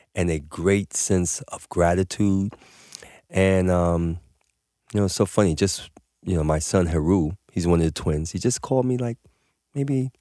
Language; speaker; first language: English; native; English